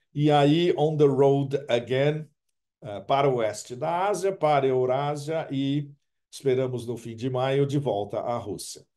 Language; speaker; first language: Portuguese; native; Portuguese